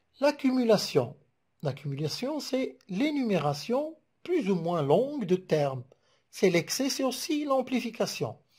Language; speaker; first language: French; non-native, local second language; Arabic